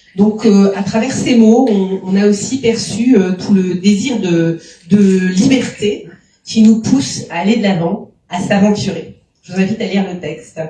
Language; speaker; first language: French; native; French